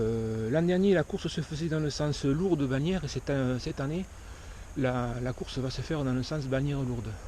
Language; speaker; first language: French; native; French